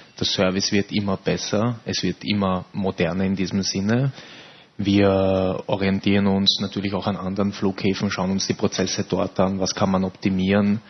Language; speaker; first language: German; native; German